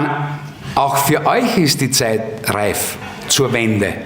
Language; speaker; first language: German; native; German